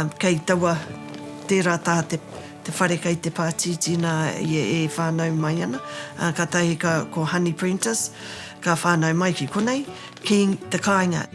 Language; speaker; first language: Māori; native; Māori